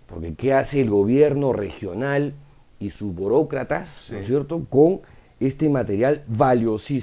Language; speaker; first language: Spanish; native; Spanish